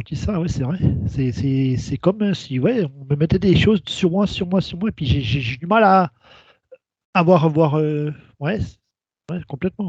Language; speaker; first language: French; native; French